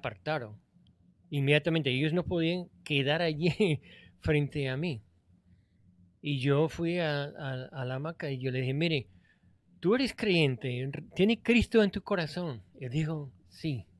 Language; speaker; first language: Spanish; non-native, fluent; English